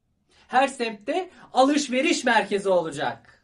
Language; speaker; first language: Turkish; non-native, learner; Ukrainian